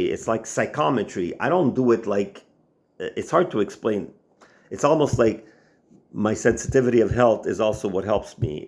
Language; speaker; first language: English; non-native, local second language; French